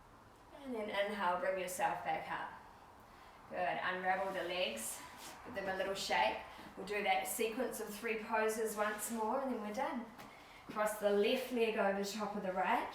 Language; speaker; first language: English; native; English